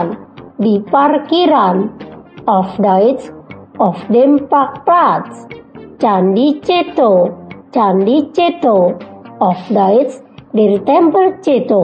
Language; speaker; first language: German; non-native, fluent; Indonesian